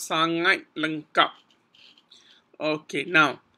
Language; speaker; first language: English; non-native, local second language; Malay